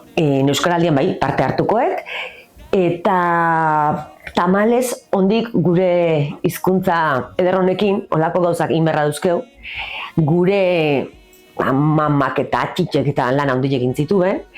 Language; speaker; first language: Basque; native; Basque